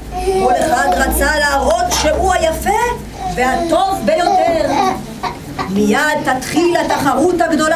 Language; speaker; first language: Hebrew; native; Hebrew